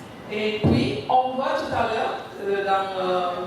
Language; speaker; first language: French; non-native, fluent; Indonesian